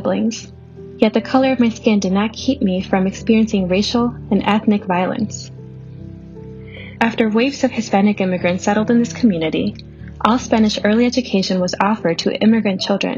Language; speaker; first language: English; early bilingual, other home language; Spanish